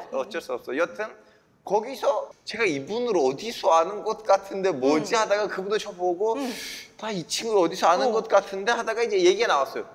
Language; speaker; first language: Korean; non-native, fluent; Turkish